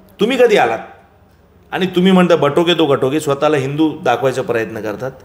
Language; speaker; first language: Marathi; non-native, local second language; Gujarati